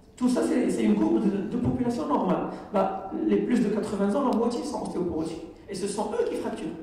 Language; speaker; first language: French; non-native, local second language; Arabic